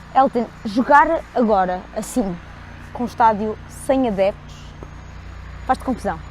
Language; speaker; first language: Portuguese; native; Portuguese